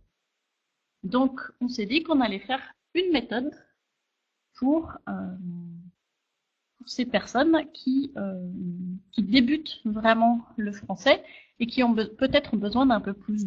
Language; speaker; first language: French; native; French